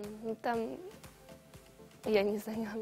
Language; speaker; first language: Russian; non-native, local second language; Kyrgyz